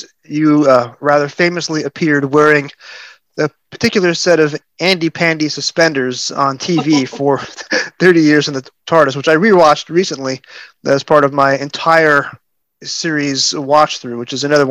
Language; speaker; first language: English; native; English